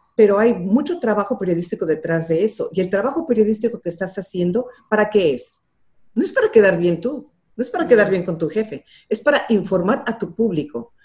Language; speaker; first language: Spanish; native; Spanish